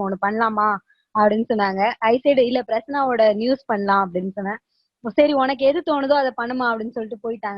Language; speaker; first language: Tamil; native; Tamil